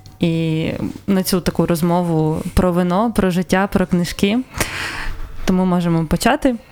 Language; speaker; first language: Ukrainian; native; Ukrainian